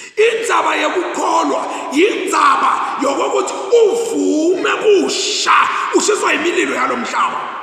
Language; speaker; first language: Zulu; non-native, local second language; Swati